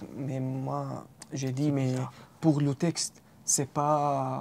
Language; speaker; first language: French; non-native, learner; Arabic